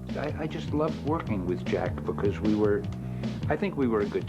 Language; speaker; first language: English; native; English